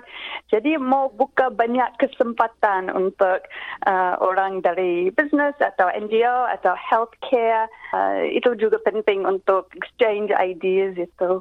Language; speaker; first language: Indonesian; non-native, fluent; English